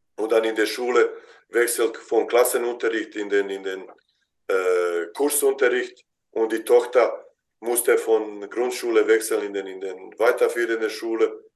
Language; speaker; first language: German; non-native, fluent; Bosnian